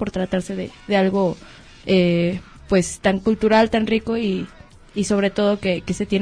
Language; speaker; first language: Spanish; native; Spanish